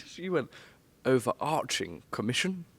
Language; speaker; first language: English; native; English